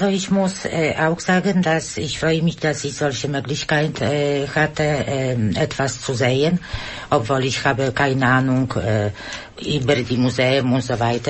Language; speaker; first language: German; non-native, learner; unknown